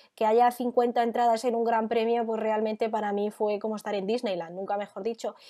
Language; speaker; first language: Spanish; native; Spanish